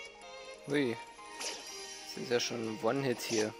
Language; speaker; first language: German; native; German